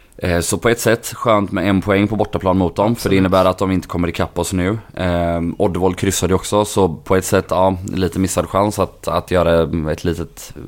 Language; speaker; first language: Swedish; native; Swedish